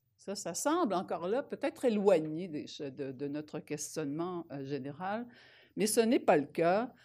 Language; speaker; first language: French; native; French